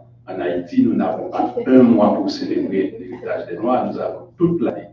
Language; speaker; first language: French; non-native, local second language; Haitian Creole